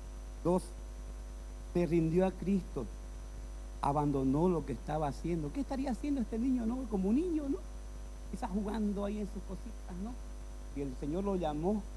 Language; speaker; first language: Spanish; native; Spanish